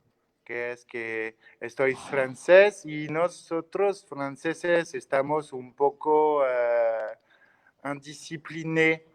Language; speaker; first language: Spanish; non-native, learner; French